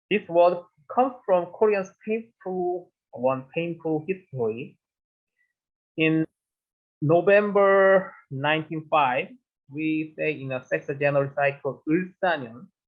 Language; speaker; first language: English; non-native, learner; Korean